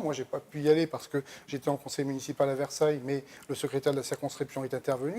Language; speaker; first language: French; native; French